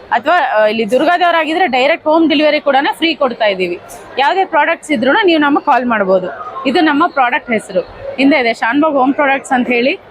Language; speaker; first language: Kannada; native; Kannada